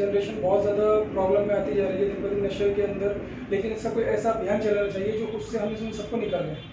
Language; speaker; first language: Hindi; native; Hindi